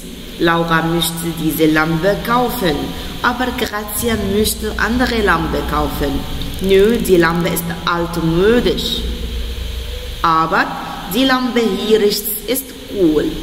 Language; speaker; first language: German; non-native, fluent; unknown